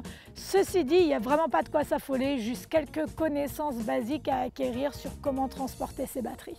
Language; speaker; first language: French; native; French